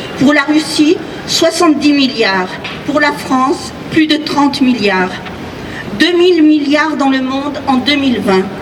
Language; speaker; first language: French; native; French